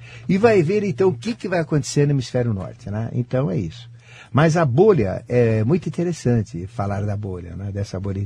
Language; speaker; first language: Portuguese; native; Portuguese